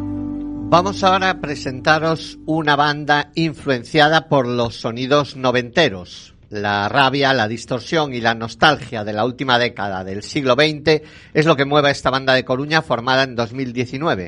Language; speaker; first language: Spanish; native; Spanish